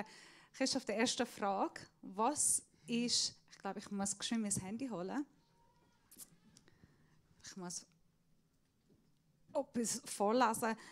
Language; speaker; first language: German; non-native, fluent; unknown